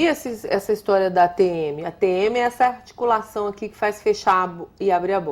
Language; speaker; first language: Portuguese; native; Portuguese